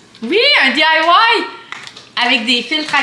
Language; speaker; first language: French; native; French